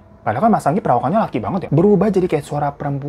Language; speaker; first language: Indonesian; native; Indonesian